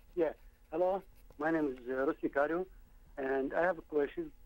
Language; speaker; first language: English; native; English